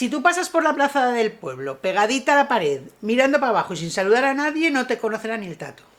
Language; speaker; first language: Spanish; native; Spanish